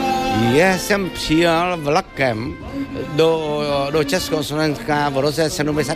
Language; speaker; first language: Czech; non-native, fluent; Vietnamese